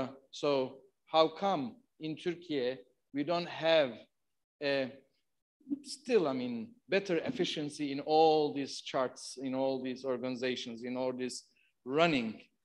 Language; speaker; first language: English; non-native, fluent; Turkish